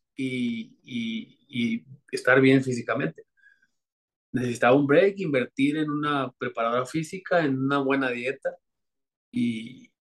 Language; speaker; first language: Spanish; native; Spanish